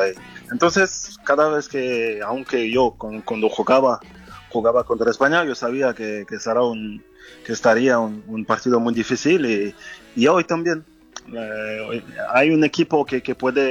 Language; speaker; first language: Spanish; non-native, fluent; French